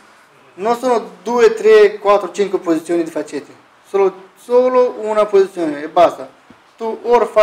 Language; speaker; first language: Italian; non-native, learner; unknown